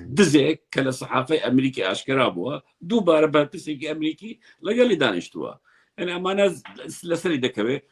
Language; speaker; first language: Central Kurdish; non-native, local second language; Kurdish